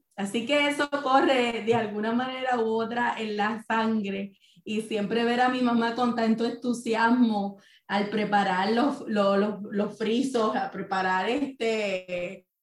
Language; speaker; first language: Spanish; native; Spanish